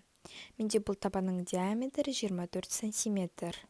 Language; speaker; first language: Kazakh; native; Kazakh